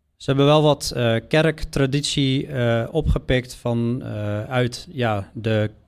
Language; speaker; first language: Dutch; non-native, fluent; English